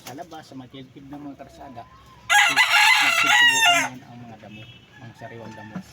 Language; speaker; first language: Filipino; non-native, local second language; Cebuano